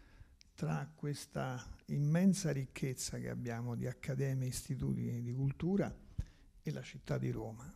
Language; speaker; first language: Italian; native; Italian